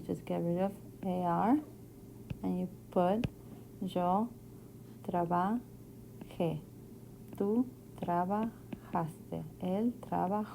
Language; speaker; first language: Spanish; non-native, fluent; English